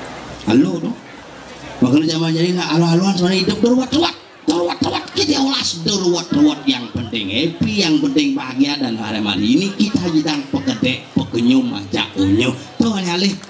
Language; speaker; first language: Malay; non-native, local second language; Balinese